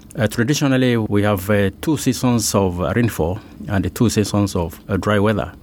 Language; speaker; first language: English; non-native, local second language; Meru